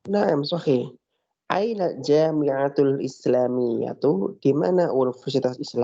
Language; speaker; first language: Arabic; non-native, fluent; Indonesian